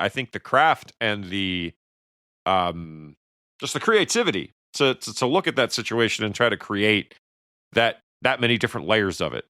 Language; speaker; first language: English; native; English